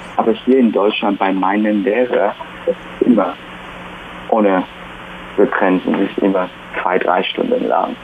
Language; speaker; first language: German; non-native, fluent; Chinese